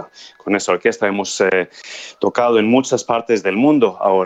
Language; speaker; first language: Spanish; non-native, fluent; Greek